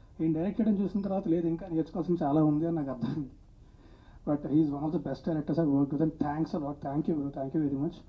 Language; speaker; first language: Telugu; native; Telugu